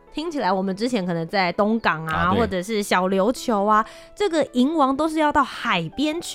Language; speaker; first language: Chinese; native; Chinese